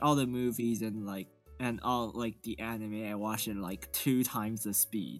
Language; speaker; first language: English; non-native, fluent; Chinese